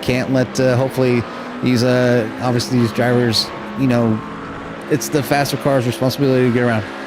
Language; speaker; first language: English; native; English